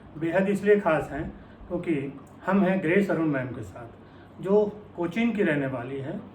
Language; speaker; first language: Hindi; native; Hindi